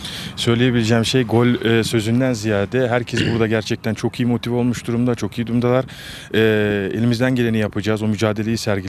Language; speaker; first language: Turkish; native; Turkish